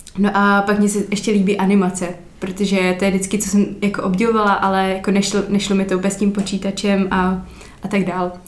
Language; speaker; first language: Czech; native; Czech